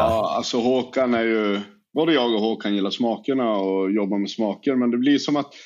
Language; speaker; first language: Swedish; native; Swedish